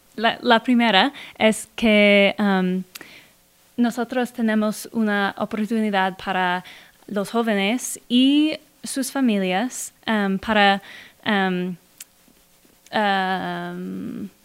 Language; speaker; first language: Spanish; non-native, learner; English